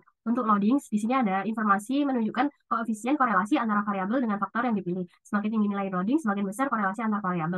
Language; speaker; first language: Indonesian; native; Indonesian